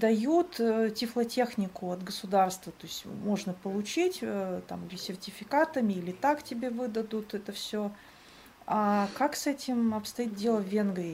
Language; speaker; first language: Russian; native; Russian